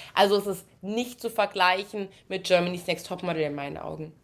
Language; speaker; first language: German; native; German